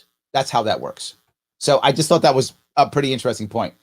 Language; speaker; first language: English; native; English